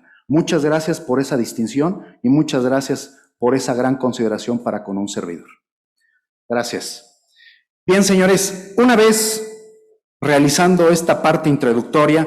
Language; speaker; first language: Spanish; native; Spanish